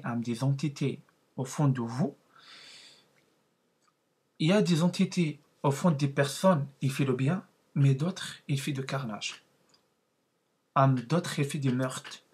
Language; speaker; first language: French; non-native, learner; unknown